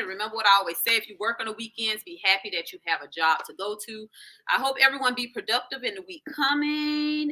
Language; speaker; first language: English; native; English